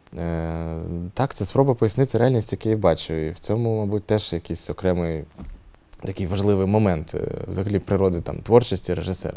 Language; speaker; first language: Ukrainian; native; Ukrainian